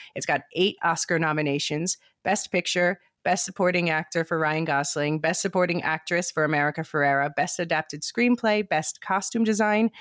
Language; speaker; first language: English; native; English